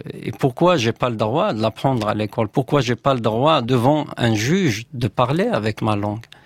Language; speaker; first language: French; non-native, local second language; Kabyle